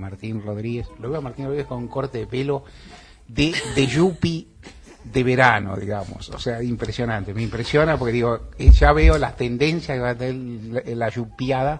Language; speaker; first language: Spanish; native; Spanish